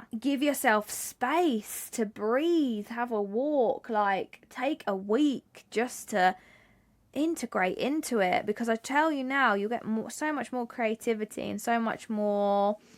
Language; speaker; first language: English; native; English